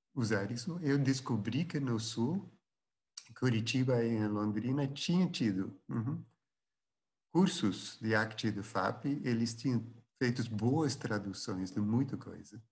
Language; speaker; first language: Portuguese; non-native, fluent; Dutch